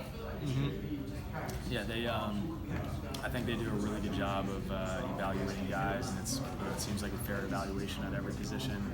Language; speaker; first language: English; native; English